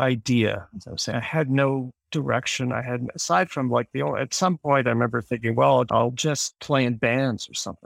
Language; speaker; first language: English; native; English